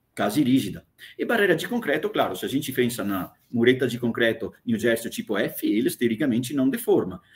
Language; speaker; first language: Portuguese; non-native, fluent; Italian